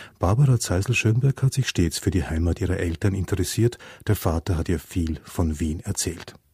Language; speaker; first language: German; native; German